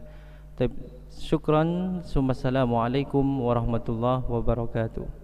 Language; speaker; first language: Arabic; non-native, fluent; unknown